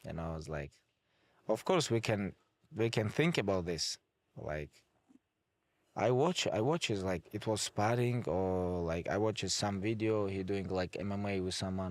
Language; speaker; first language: English; non-native, fluent; Avaric